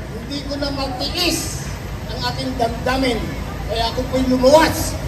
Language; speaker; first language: Filipino; non-native, local second language; Iloko